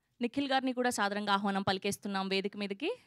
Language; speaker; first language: Telugu; native; Telugu